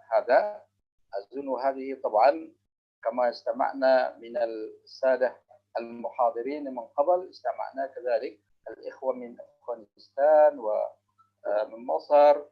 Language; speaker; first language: Arabic; non-native, local second language; Indonesian